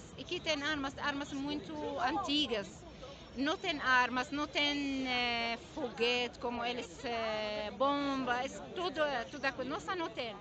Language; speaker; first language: Portuguese; non-native, learner; Arabic